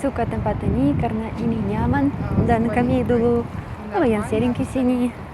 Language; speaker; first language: Indonesian; non-native, fluent; Russian